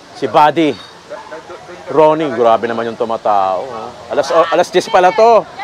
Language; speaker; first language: Filipino; native; Filipino